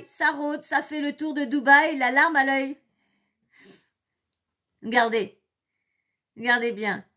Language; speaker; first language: French; native; French